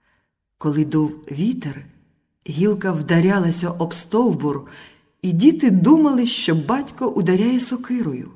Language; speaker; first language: Ukrainian; native; Ukrainian